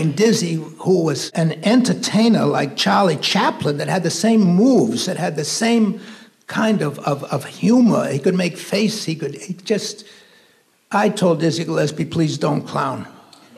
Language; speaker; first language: English; native; English